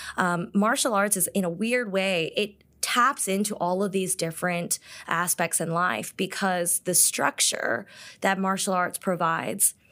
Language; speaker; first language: English; early bilingual, other home language; Korean